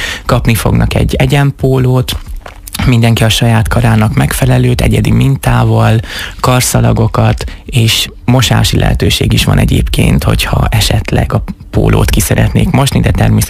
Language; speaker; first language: Hungarian; native; Hungarian